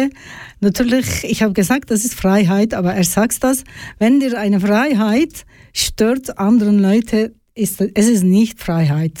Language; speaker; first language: German; non-native, learner; Turkish